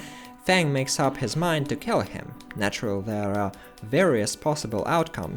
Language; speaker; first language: English; non-native, fluent; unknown